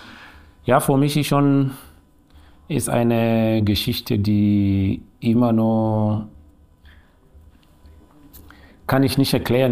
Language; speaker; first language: German; non-native, learner; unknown